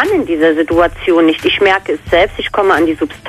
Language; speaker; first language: German; native; German